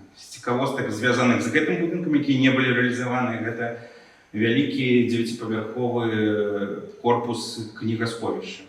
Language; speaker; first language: Belarusian; non-native, local second language; Russian